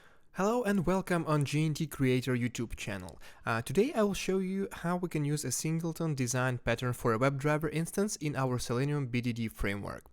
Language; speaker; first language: English; non-native, fluent; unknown